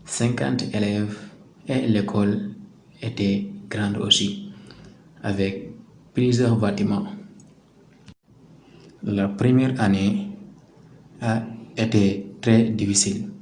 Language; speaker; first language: French; non-native, learner; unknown